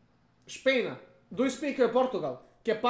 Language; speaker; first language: English; non-native, learner; Serbian